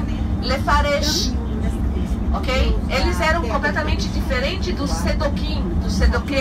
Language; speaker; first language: Portuguese; non-native, fluent; Hebrew